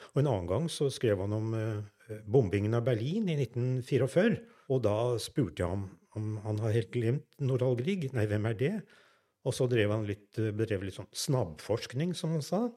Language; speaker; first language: Norwegian; native; Norwegian